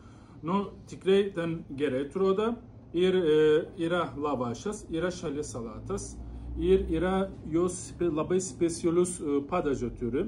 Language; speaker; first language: Lithuanian; non-native, learner; Turkish